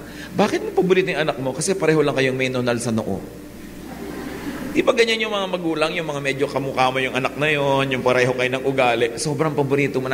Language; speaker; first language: Filipino; native; Filipino